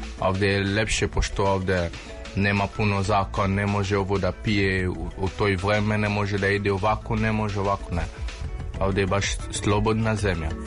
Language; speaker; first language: Serbian; non-native, learner; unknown